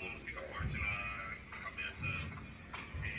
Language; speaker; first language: Portuguese; non-native, learner; English